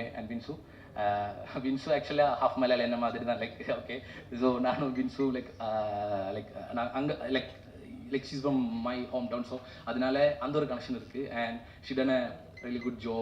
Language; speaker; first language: Tamil; non-native, learner; Malayalam